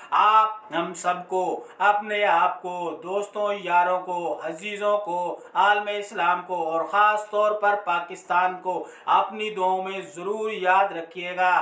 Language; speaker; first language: Urdu; native; Urdu